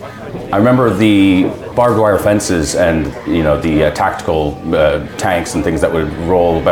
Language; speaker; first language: English; native; English